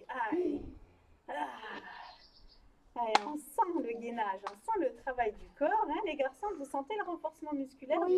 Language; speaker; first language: French; native; French